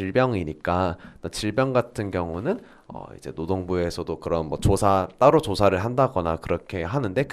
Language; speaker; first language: Korean; native; Korean